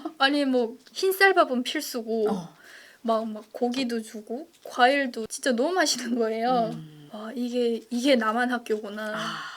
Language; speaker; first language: Korean; native; Korean